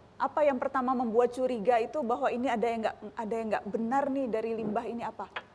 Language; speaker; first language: Indonesian; native; Indonesian